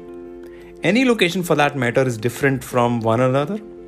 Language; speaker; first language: English; non-native, local second language; Hindi